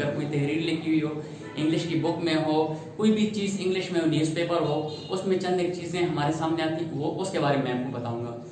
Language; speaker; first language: Urdu; native; Urdu